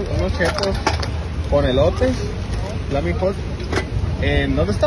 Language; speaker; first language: Spanish; native; Spanish